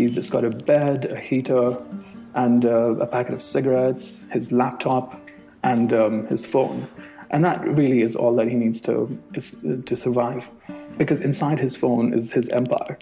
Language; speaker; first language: English; non-native, local second language; Urdu